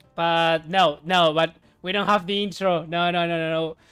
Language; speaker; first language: English; non-native, fluent; Spanish